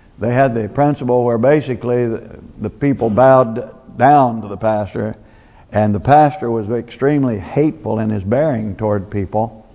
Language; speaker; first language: English; native; English